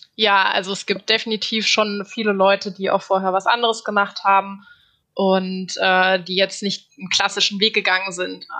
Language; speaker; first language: German; native; German